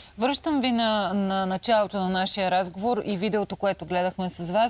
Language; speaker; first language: Bulgarian; native; Bulgarian